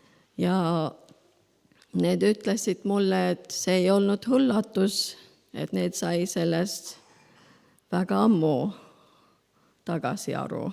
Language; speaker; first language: Estonian; non-native, learner; Spanish